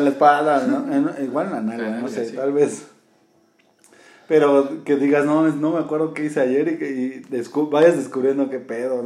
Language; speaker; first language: Spanish; native; Spanish